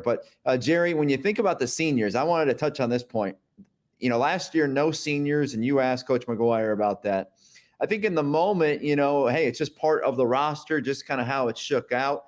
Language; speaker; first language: English; native; English